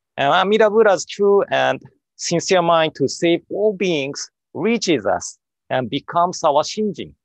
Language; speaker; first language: English; non-native, fluent; Japanese